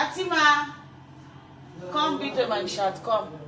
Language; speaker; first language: German; non-native, learner; French